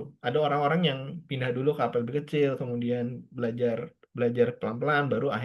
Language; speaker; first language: Indonesian; native; Indonesian